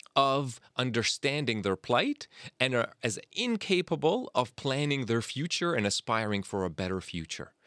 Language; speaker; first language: English; early bilingual, other home language; Arabic